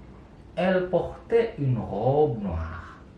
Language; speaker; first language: French; non-native, fluent; Indonesian